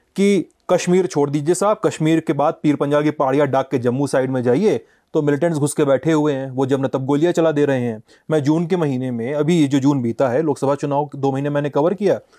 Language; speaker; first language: Hindi; native; Hindi